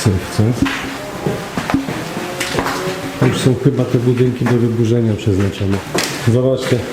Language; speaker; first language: Polish; native; Polish